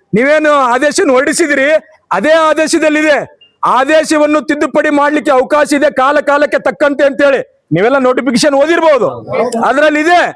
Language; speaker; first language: Kannada; non-native, local second language; Urdu